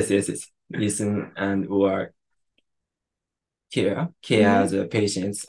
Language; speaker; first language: English; non-native, learner; Japanese